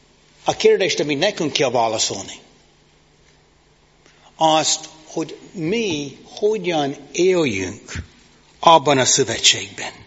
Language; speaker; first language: Hungarian; non-native, fluent; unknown